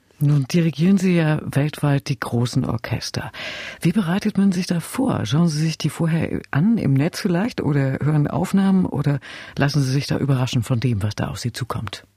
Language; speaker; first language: German; native; German